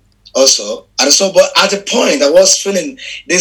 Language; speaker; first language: English; non-native, local second language; Yoruba